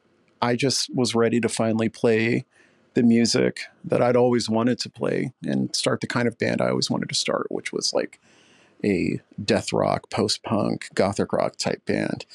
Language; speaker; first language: English; native; English